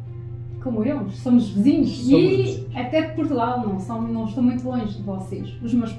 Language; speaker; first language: Portuguese; early bilingual, heritage; Portuguese